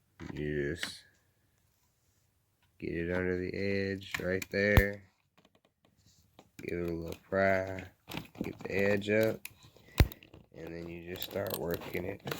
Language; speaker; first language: English; native; English